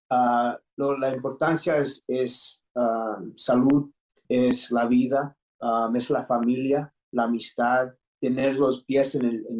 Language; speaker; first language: Spanish; early bilingual, heritage; English